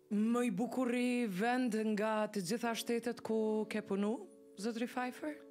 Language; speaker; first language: Albanian; native; Albanian